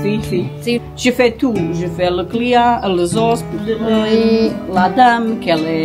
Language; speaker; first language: French; non-native, learner; Portuguese